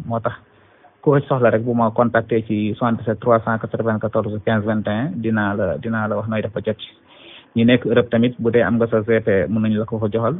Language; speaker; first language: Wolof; non-native, local second language; Fula